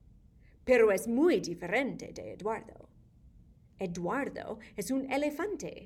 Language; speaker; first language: Spanish; non-native, fluent; English